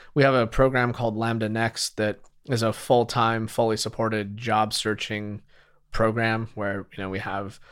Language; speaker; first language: English; native; English